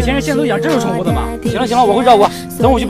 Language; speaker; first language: Chinese; native; Chinese